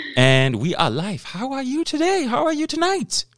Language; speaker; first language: English; non-native, fluent; German